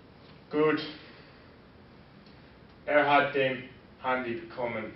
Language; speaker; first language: German; non-native, learner; English